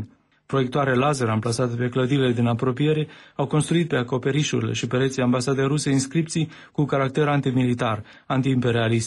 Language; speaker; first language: Romanian; native; Romanian